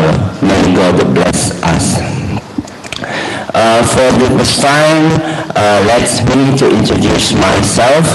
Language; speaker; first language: English; non-native, learner; Indonesian